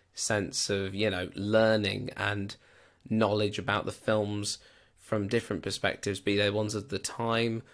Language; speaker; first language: English; native; English